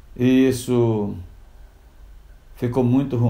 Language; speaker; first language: Portuguese; non-native, local second language; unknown